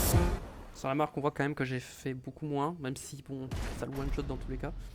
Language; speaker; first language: French; native; French